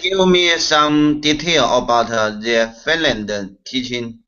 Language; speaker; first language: English; non-native, learner; Chinese